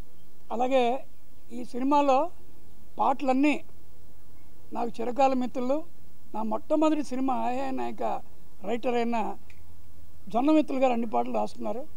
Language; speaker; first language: Telugu; native; Telugu